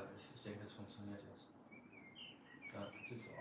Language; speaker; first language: German; native; German